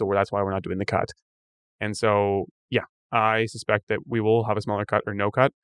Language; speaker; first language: English; native; English